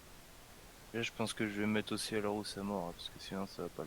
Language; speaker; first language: French; native; French